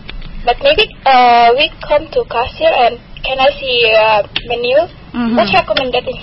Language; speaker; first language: English; non-native, learner; Indonesian